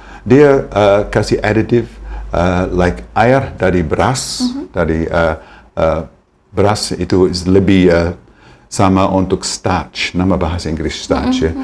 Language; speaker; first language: Indonesian; non-native, fluent; English